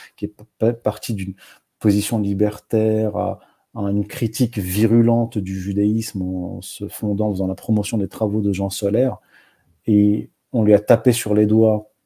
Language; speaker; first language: French; non-native, local second language; Arabic